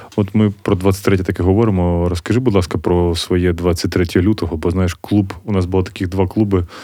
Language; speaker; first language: Ukrainian; native; Ukrainian